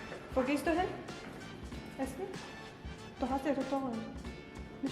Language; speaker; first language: German; non-native, fluent; Mongolian